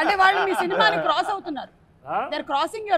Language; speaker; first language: Telugu; native; Telugu